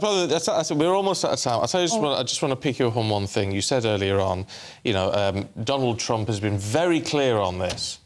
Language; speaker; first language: English; native; English